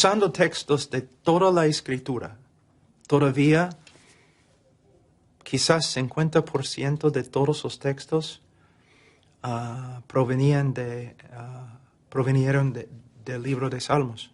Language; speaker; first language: Spanish; non-native, fluent; English